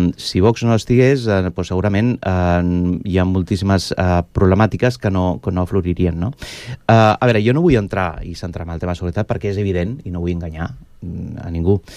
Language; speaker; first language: Catalan; non-native, local second language; Spanish